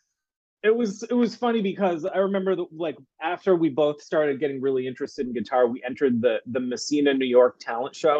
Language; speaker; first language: English; native; English